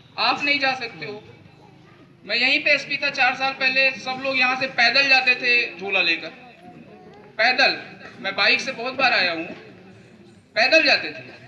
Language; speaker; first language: Hindi; native; Hindi